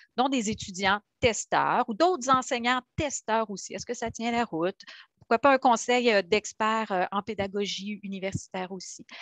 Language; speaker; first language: French; native; French